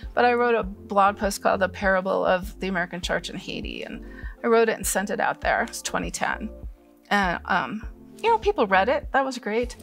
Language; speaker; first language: English; native; English